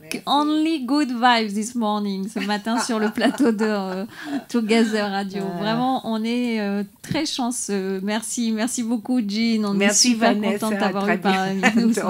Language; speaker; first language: French; native; French